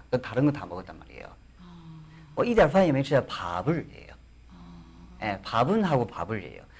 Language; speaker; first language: Korean; non-native, fluent; Chinese